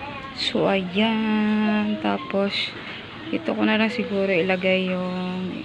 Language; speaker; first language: Filipino; native; Filipino